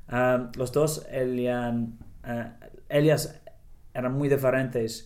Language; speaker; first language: Spanish; non-native, learner; English